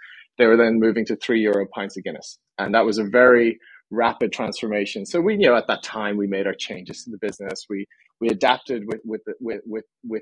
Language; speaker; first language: English; native; English